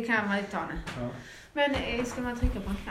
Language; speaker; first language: Swedish; native; Swedish